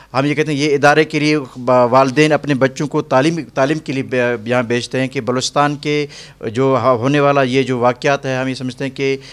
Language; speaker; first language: Urdu; non-native, local second language; Baluchi